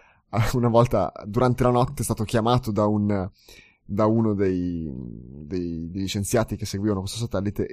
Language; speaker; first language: Italian; native; Italian